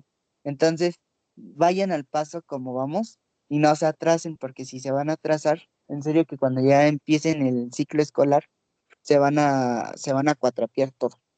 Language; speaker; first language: Spanish; native; Spanish